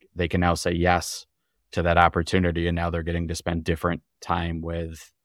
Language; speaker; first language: English; native; English